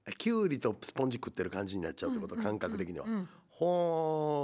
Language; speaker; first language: Japanese; native; Japanese